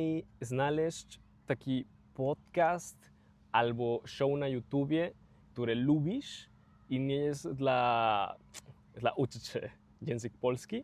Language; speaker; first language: Polish; non-native, learner; Spanish